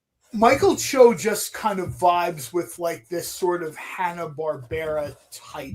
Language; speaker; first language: English; native; English